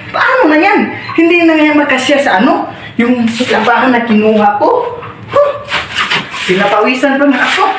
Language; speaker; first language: Filipino; non-native, local second language; Cebuano